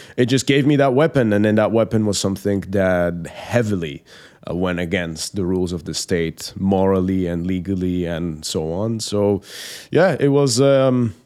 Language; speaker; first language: English; non-native, fluent; Persian